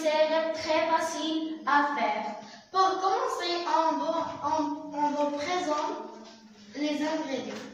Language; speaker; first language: French; non-native, learner; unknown